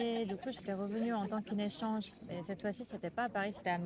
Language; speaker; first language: French; non-native, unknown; Korean